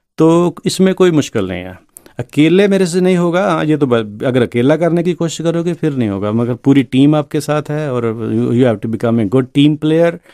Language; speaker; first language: Hindi; non-native, local second language; Punjabi